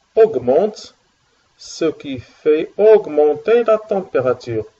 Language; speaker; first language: French; non-native, local second language; Arabic